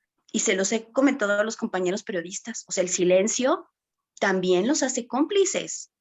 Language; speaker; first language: Spanish; native; Spanish